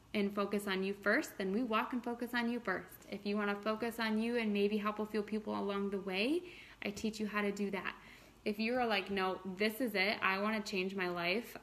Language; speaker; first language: English; native; English